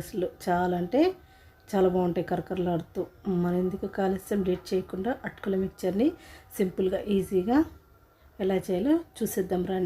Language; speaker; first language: Telugu; native; Telugu